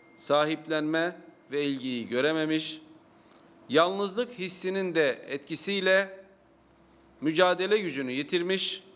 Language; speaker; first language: Turkish; native; Turkish